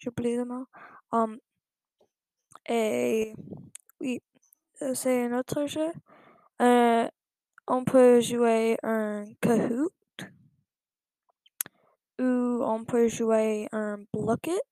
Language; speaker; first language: French; non-native, learner; English